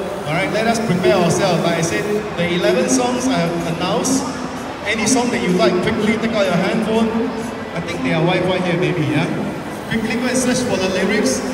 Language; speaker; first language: English; non-native, local second language; Chinese